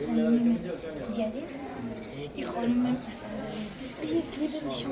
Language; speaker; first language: Persian; early bilingual, heritage; Persian